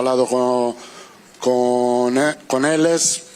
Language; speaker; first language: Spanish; non-native, fluent; Italian